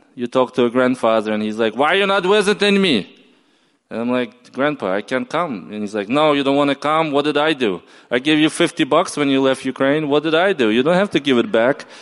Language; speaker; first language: English; non-native, fluent; Ukrainian